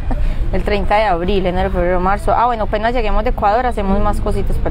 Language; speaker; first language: Spanish; native; Spanish